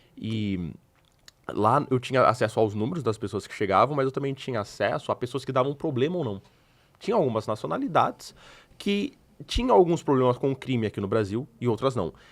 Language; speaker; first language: Portuguese; native; Portuguese